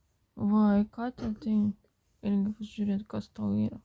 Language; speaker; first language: Lithuanian; native; Lithuanian